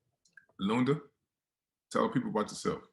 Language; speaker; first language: English; native; English